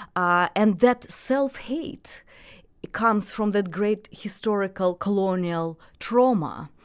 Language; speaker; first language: English; non-native, fluent; Russian